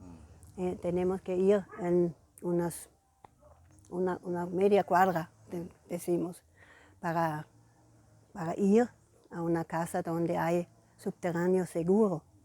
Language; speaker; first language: Spanish; non-native, fluent; German